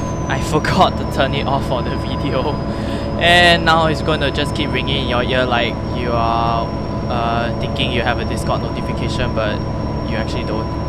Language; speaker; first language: English; native; English